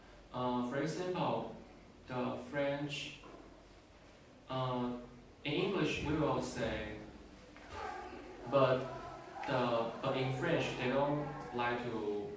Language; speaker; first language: English; non-native, learner; Chinese